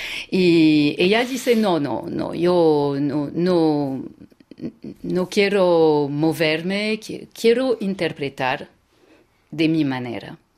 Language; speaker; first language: Spanish; non-native, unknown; French